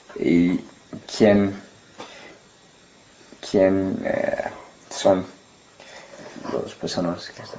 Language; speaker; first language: Spanish; non-native, learner; English